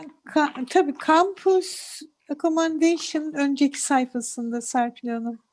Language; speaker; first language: Turkish; native; Turkish